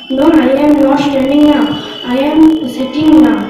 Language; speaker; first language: English; non-native, learner; Bangla